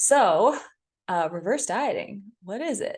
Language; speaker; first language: English; native; English